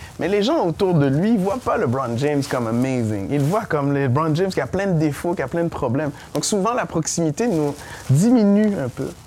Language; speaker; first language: French; early bilingual, other home language; Haitian Creole